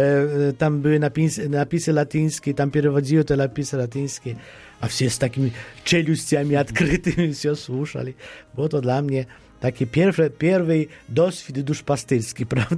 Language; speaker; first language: Polish; non-native, fluent; Ukrainian